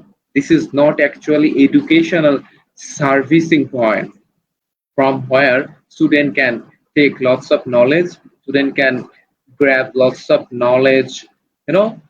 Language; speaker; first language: English; non-native, learner; Bangla